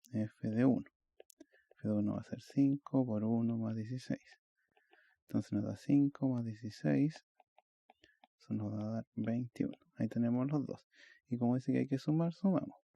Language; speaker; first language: Spanish; native; Spanish